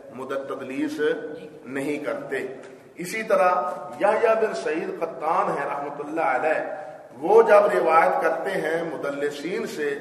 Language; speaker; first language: Urdu; native; Urdu